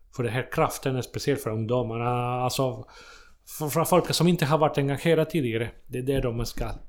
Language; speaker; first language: Swedish; non-native, fluent; Spanish